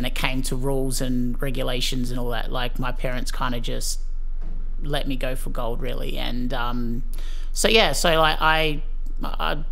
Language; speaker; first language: English; native; English